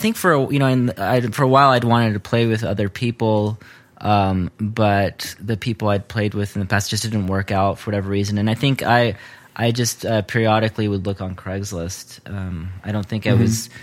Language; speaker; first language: English; native; English